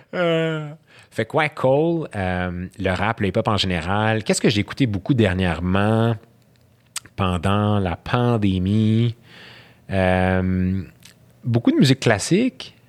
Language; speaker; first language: French; early bilingual, other home language; Arabic